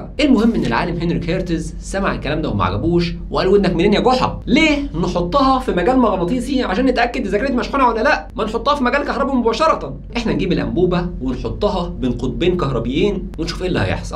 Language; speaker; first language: Arabic; native; Arabic